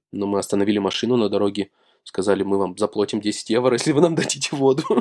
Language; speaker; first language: Russian; native; Russian